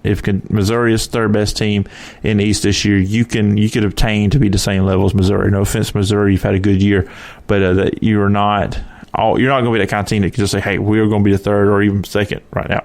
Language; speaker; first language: English; native; English